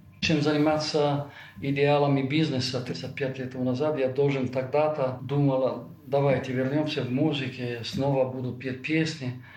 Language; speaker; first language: Russian; non-native, fluent; Italian